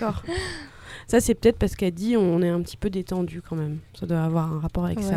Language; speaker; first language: French; native; French